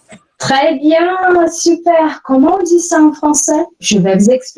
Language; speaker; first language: French; non-native, fluent; Portuguese